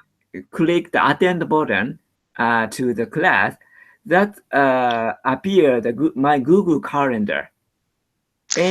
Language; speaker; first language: English; non-native, learner; Japanese